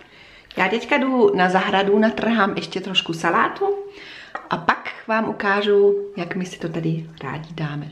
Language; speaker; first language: Czech; non-native, fluent; German